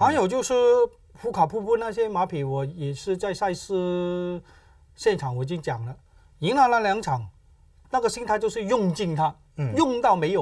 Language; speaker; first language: Chinese; native; Chinese